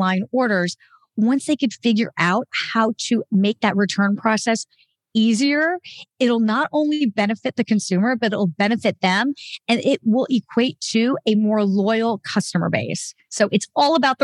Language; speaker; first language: English; native; English